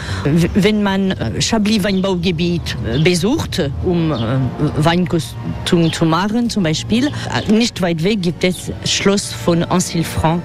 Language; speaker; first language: German; non-native, fluent; French